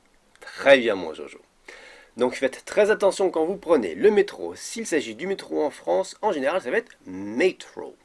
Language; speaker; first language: French; native; French